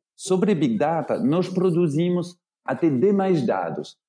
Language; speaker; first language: Portuguese; non-native, fluent; French